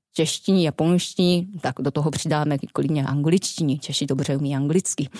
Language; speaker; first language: Czech; non-native, fluent; Japanese